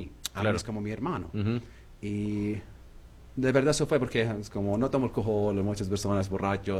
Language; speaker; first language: Spanish; non-native, learner; Arabic